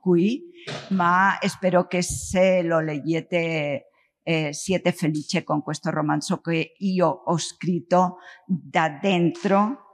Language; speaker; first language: Italian; non-native, learner; Spanish